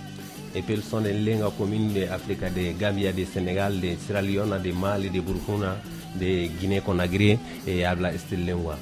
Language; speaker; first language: Spanish; non-native, learner; Bambara